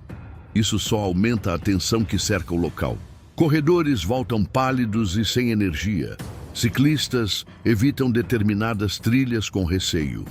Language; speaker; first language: Portuguese; native; Portuguese